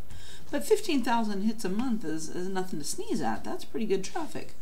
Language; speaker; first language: English; native; English